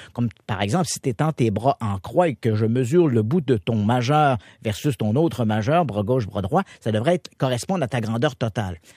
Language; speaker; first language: French; native; French